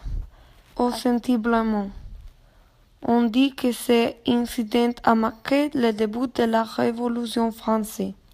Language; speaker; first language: French; non-native, learner; Spanish